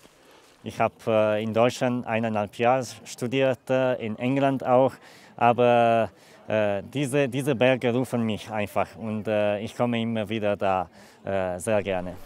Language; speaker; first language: German; non-native, fluent; Italian